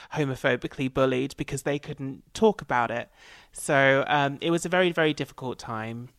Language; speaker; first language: English; native; English